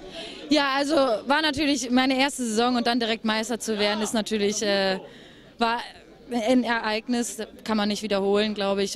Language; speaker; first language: German; native; German